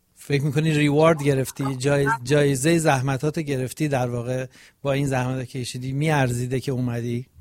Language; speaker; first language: Persian; native; Persian